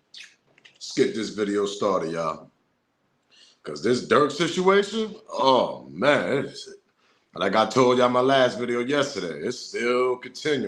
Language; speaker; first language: English; native; English